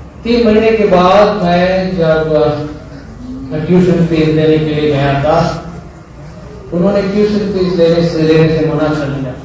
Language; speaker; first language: Hindi; non-native, local second language; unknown